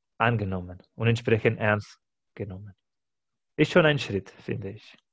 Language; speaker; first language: German; non-native, fluent; Spanish